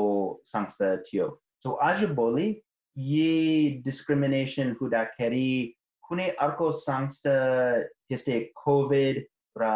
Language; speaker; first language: Nepali; non-native, fluent; English